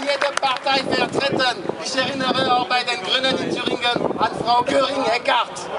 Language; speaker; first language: German; non-native, fluent; French